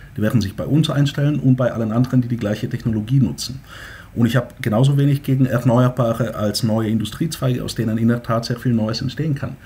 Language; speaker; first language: German; non-native, fluent; Bulgarian